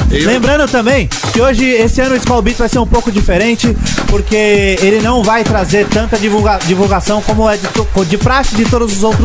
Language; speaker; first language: Portuguese; native; Portuguese